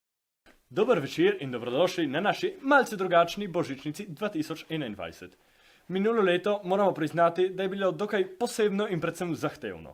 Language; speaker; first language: Slovenian; native; Slovenian